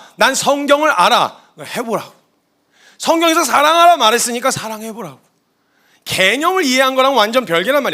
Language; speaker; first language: Korean; native; Korean